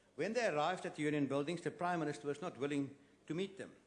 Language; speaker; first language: English; non-native, local second language; Afrikaans